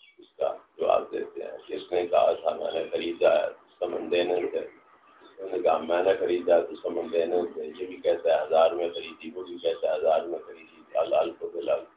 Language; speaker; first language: Urdu; non-native, local second language; Punjabi